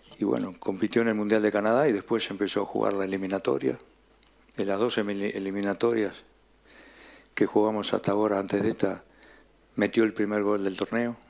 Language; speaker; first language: Spanish; native; Spanish